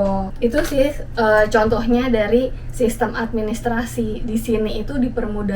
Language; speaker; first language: Indonesian; native; Indonesian